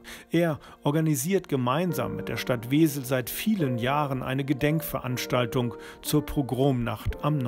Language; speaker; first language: German; native; German